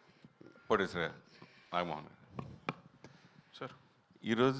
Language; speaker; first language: Telugu; native; Telugu